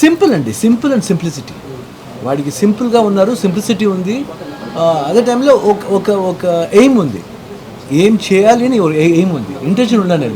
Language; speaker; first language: Telugu; non-native, learner; Kannada